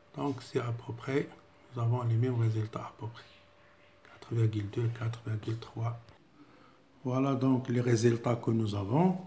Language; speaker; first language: French; non-native, local second language; Arabic